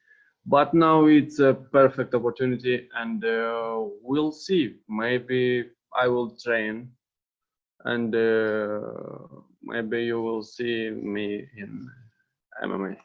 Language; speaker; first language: English; non-native, learner; Romanian